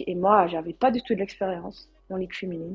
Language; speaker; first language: French; non-native, learner; Dutch